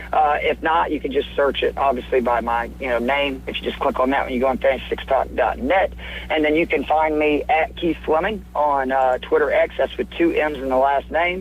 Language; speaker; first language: English; native; English